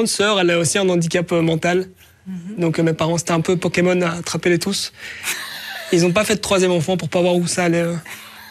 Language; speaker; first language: French; native; French